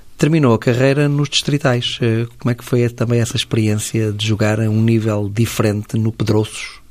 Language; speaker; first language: Portuguese; native; Portuguese